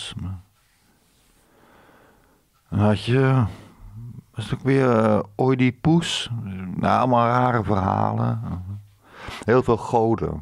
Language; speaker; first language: Dutch; native; Dutch